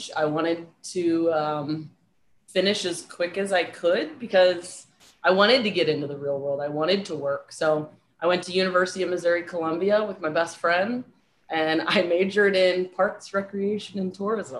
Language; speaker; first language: English; native; English